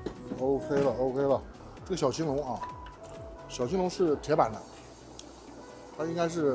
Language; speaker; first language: Chinese; native; Chinese